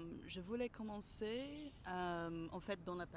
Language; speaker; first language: French; non-native, fluent; English